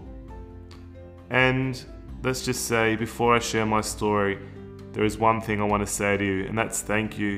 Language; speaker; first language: English; native; English